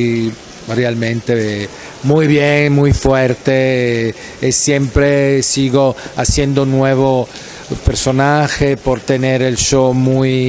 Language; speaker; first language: Spanish; non-native, fluent; Italian